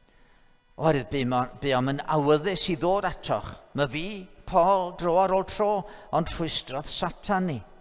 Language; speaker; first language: Welsh; native; Welsh